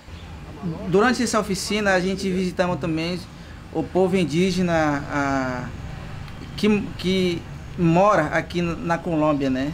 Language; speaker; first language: Portuguese; non-native, local second language; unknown